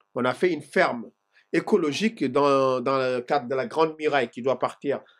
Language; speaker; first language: French; non-native, local second language; Fula